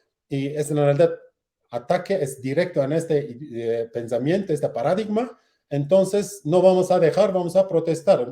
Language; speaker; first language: Spanish; non-native, learner; Kurdish